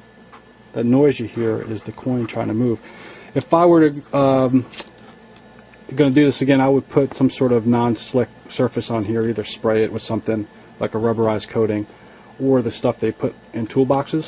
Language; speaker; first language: English; native; English